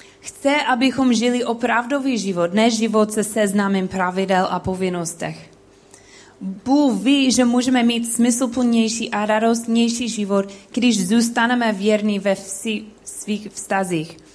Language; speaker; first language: Czech; non-native, learner; English